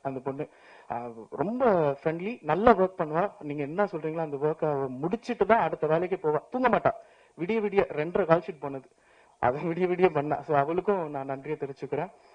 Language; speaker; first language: Tamil; native; Tamil